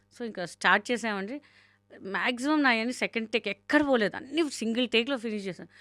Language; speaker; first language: Telugu; non-native, local second language; Hindi